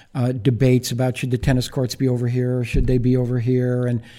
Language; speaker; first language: English; native; English